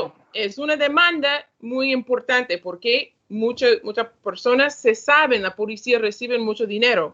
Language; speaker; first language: Spanish; non-native, learner; English